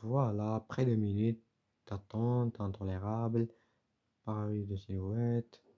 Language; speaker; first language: French; non-native, local second language; Arabic